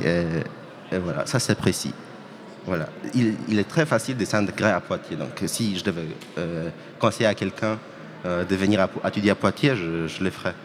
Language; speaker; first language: French; non-native, fluent; Polish